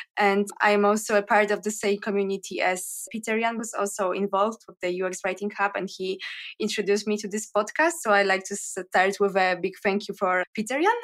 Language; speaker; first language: English; non-native, fluent; Polish